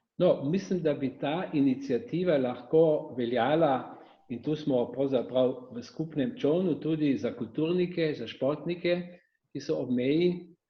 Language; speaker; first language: Slovenian; native; Slovenian